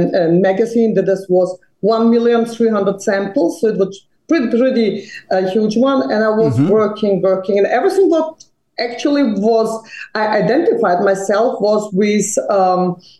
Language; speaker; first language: English; non-native, fluent; Serbian